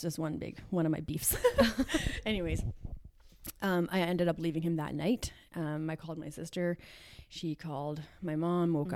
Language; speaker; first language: English; native; English